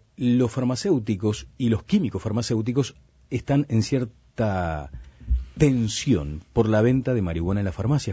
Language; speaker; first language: Spanish; native; Spanish